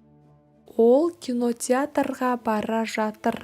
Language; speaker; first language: Kazakh; native; Kazakh